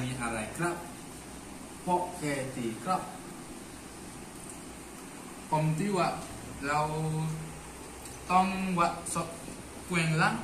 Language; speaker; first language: Thai; non-native, learner; Malay